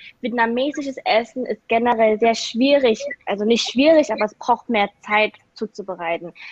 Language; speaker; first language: German; native; German